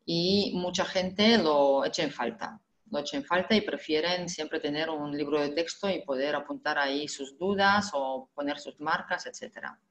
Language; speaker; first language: Spanish; non-native, fluent; Russian